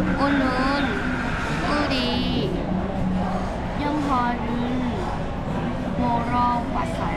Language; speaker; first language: Korean; non-native, learner; Vietnamese